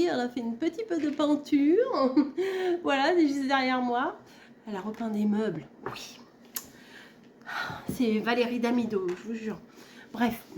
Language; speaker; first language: French; native; French